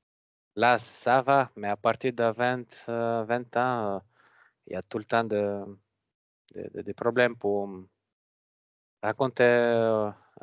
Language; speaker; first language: French; non-native, learner; Macedonian